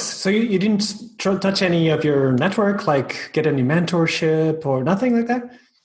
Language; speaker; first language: English; non-native, fluent; Portuguese